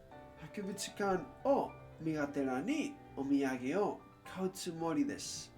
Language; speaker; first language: Japanese; non-native, learner; English